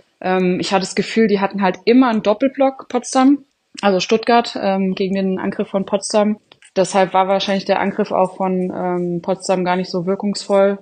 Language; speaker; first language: German; native; German